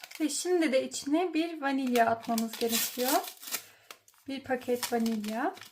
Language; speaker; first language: Turkish; early bilingual, heritage; Turkish